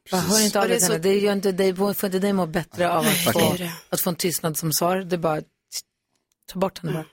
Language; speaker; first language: Swedish; native; Swedish